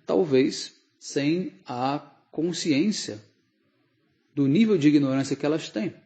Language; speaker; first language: Portuguese; native; Portuguese